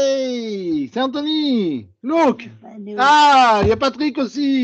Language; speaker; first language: French; native; French